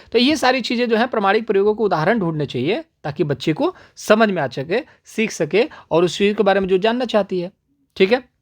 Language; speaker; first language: Hindi; native; Hindi